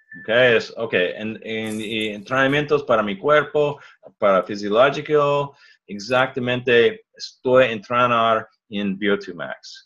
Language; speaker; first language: Spanish; non-native, learner; English